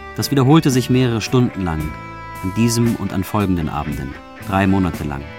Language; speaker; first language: German; native; German